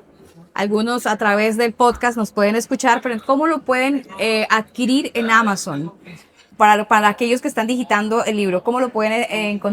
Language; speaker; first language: Spanish; native; Spanish